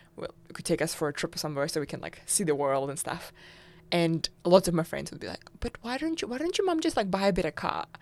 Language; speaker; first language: English; non-native, fluent; Russian